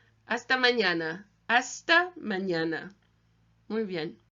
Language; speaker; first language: Spanish; non-native, learner; English